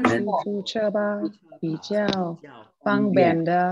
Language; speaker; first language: Chinese; non-native, learner; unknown